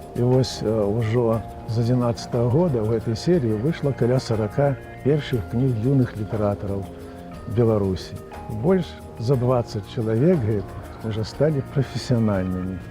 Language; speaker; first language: Belarusian; native; Belarusian